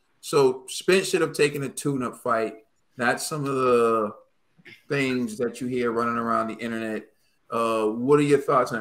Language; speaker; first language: English; native; English